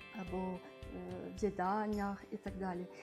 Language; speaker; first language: Ukrainian; non-native, fluent; French